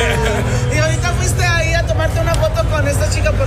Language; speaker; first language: Spanish; early bilingual, heritage; Spanish